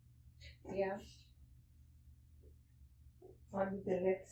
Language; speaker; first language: English; non-native, learner; Spanish